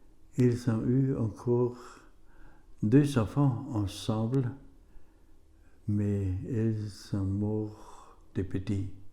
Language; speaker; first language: French; non-native, learner; German